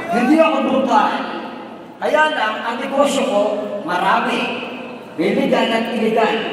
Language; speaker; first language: Filipino; native; Filipino